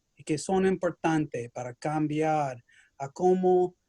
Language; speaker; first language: Spanish; early bilingual, other home language; English